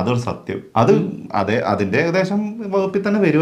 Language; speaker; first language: Malayalam; native; Malayalam